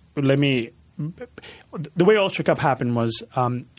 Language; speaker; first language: English; early bilingual, other home language; Spanish